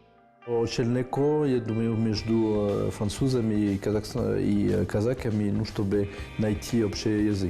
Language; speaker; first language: Russian; non-native, fluent; French